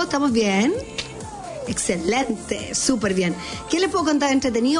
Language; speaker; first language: Spanish; native; Spanish